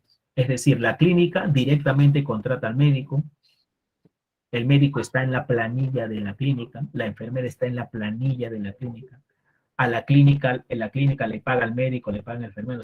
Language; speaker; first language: Spanish; native; Spanish